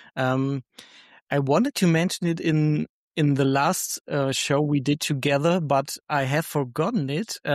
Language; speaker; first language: English; non-native, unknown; German